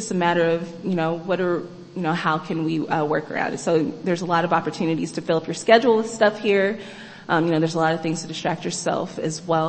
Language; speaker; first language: English; native; English